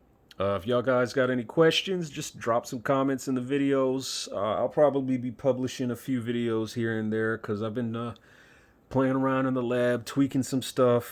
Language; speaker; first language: English; native; English